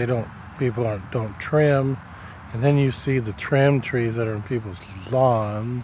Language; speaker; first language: English; native; English